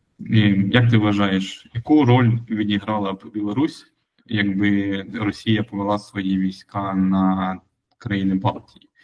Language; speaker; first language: Ukrainian; native; Ukrainian